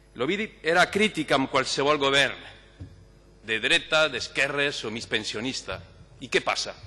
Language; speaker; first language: Catalan; non-native, local second language; Spanish